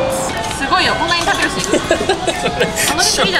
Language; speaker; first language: Japanese; native; Japanese